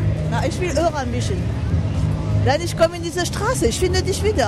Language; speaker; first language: German; non-native, learner; French